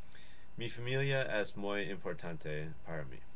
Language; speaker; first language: Spanish; non-native, learner; English